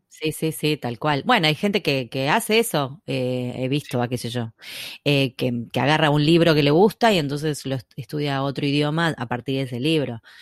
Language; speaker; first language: Spanish; native; Spanish